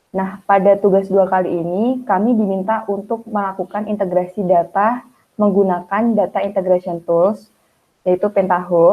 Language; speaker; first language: Indonesian; native; Indonesian